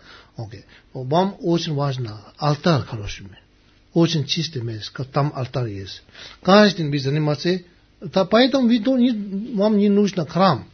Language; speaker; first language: Russian; non-native, learner; Tibetan